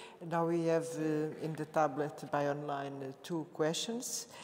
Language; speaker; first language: English; non-native, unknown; Portuguese